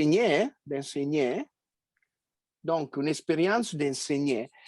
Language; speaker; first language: French; non-native, fluent; Italian